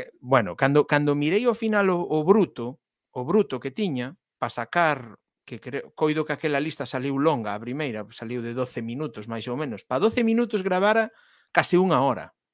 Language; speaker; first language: Galician; non-native, local second language; Spanish